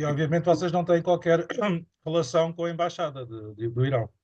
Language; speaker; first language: Portuguese; native; Portuguese